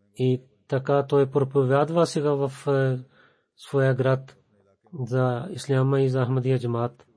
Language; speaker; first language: Bulgarian; non-native, learner; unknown